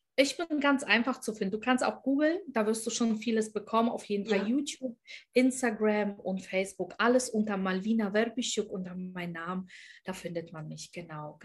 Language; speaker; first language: German; non-native, fluent; Ukrainian